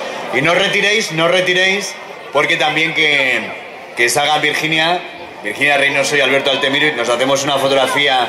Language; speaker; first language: Spanish; native; Spanish